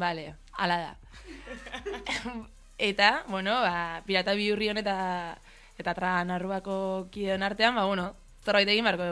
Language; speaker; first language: Basque; native; Basque